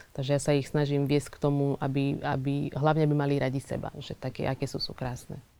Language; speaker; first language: Slovak; early bilingual, other home language; Portuguese